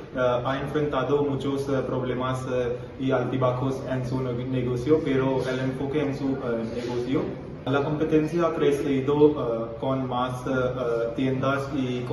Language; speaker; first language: Spanish; non-native, learner; Hindi